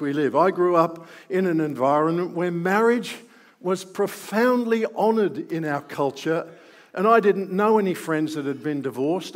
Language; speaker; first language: English; native; English